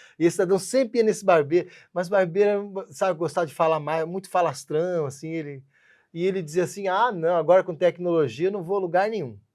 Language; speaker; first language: Portuguese; native; Portuguese